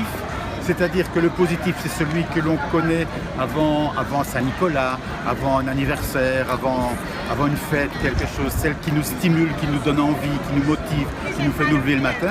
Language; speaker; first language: French; native; French